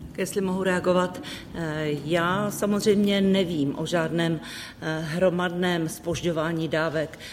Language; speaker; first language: Czech; native; Czech